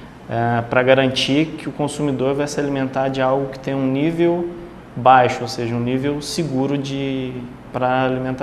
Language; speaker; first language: Portuguese; native; Portuguese